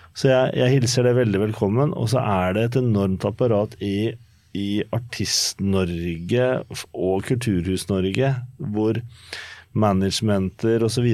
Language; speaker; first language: Norwegian; native; Norwegian